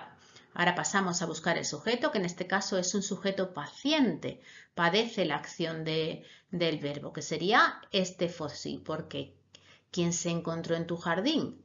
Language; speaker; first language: Spanish; native; Spanish